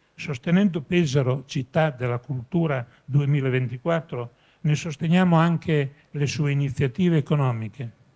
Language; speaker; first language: Italian; native; Italian